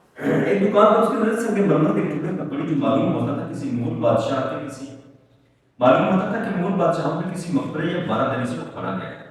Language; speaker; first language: Urdu; non-native, local second language; Punjabi